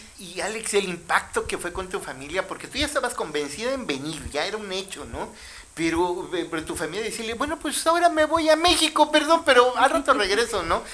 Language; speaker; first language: Spanish; native; Spanish